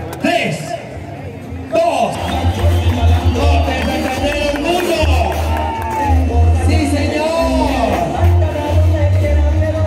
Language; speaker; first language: Spanish; native; Spanish